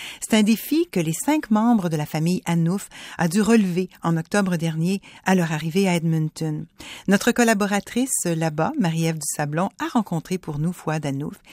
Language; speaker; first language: French; native; French